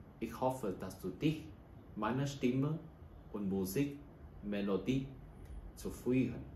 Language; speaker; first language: German; non-native, learner; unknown